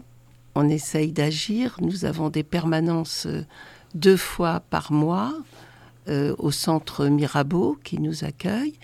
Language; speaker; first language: French; native; French